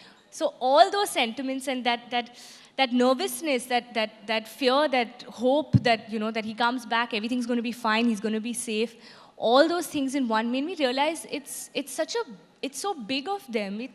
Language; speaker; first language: English; non-native, local second language; Hindi